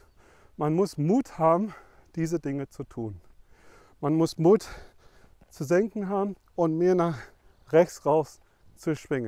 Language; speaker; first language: German; non-native, fluent; English